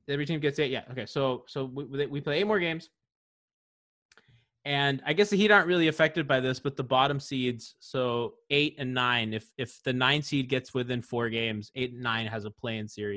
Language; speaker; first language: English; native; English